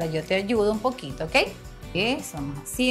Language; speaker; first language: Spanish; native; Spanish